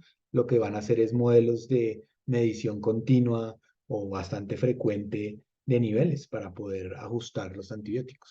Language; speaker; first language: Spanish; native; Spanish